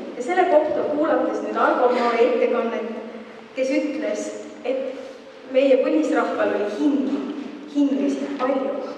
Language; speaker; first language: Estonian; native; Estonian